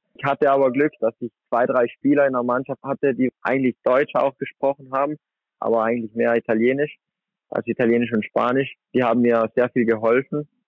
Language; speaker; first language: German; native; German